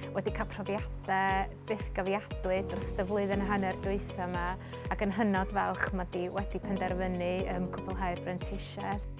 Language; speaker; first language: Welsh; native; Welsh